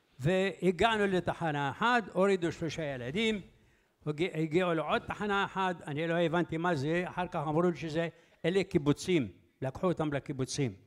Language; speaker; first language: Hebrew; early bilingual, other home language; Arabic